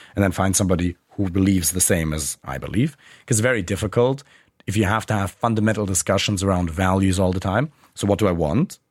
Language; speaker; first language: English; non-native, fluent; German